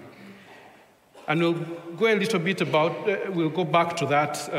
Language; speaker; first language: English; non-native, local second language; Ganda